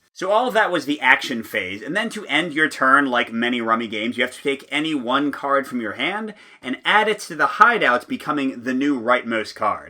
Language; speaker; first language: English; native; English